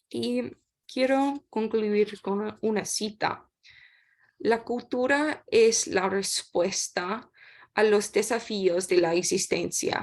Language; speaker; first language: Spanish; non-native, learner; English